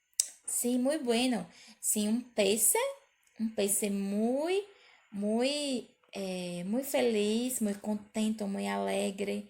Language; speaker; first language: Spanish; non-native, learner; Portuguese